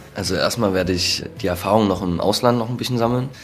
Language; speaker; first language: German; native; German